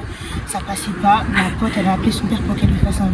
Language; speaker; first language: French; native; French